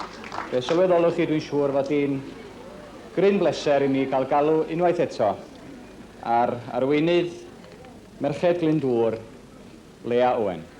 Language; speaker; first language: Welsh; native; Welsh